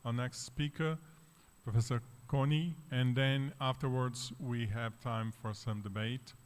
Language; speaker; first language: English; non-native, fluent; Portuguese